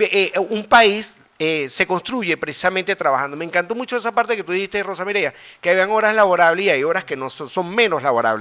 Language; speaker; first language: Spanish; native; Spanish